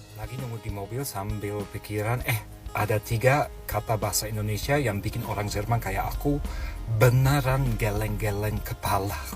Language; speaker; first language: Indonesian; non-native, fluent; German